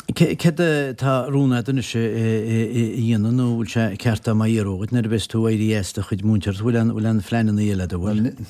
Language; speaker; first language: Irish; native; Irish